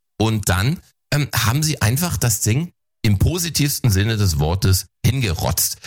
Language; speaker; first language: German; native; German